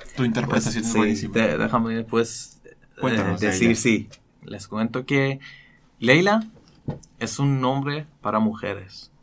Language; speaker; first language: Spanish; non-native, learner; Persian